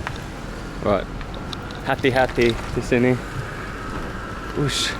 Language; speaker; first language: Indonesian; non-native, learner; English